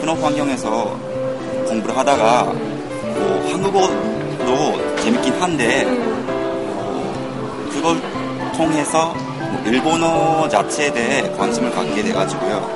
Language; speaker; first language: Korean; non-native, fluent; Japanese